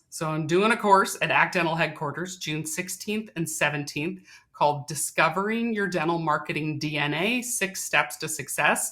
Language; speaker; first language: English; native; English